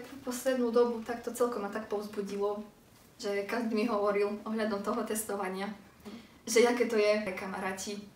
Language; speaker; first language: Slovak; early bilingual, other home language; Ukrainian